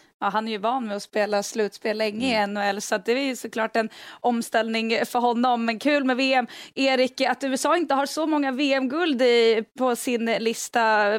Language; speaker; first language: Swedish; native; Swedish